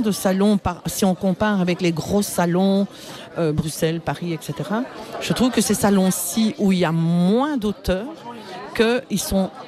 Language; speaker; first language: French; native; French